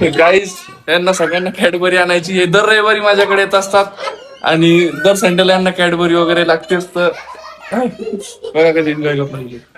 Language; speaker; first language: Marathi; non-native, local second language; Lambadi